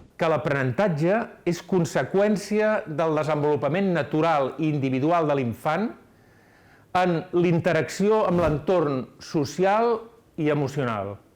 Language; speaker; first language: Catalan; native; Catalan